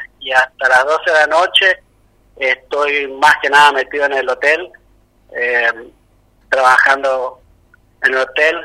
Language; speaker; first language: Spanish; native; Spanish